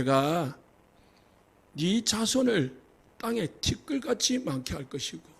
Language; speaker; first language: Korean; native; Korean